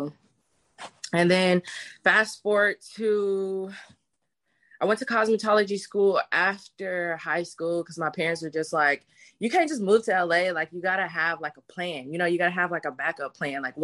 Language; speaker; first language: English; native; English